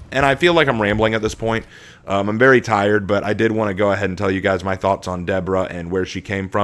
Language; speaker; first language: English; native; English